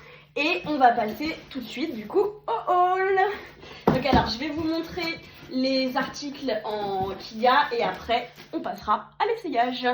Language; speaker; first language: French; native; French